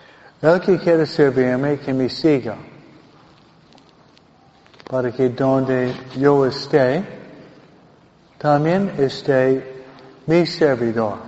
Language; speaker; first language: Spanish; non-native, fluent; English